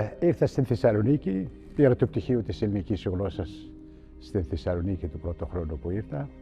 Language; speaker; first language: Greek; non-native, fluent; Arabic